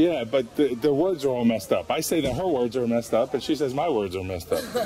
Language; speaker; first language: English; native; English